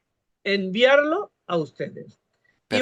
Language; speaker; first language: Spanish; non-native, fluent; Bangla